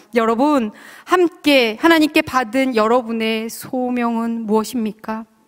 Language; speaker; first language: Korean; native; Korean